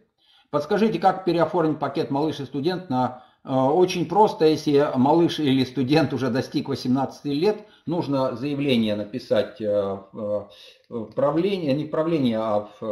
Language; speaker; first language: Russian; native; Russian